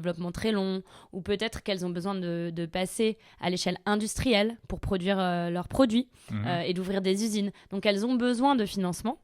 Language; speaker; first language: French; native; French